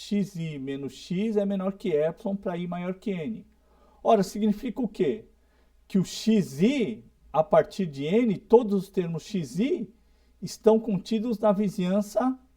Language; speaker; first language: Portuguese; native; Portuguese